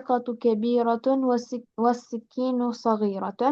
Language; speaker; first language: Arabic; non-native, learner; Albanian